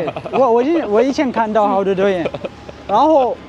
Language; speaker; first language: Chinese; non-native, fluent; Amharic